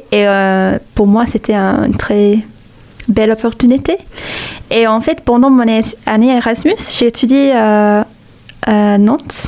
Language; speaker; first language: French; non-native, fluent; English